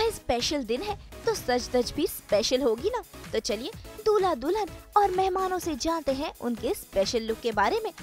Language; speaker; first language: Hindi; native; Hindi